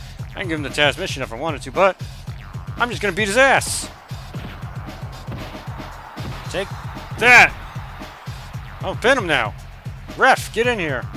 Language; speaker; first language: English; native; English